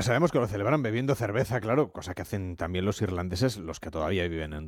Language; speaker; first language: Spanish; native; Spanish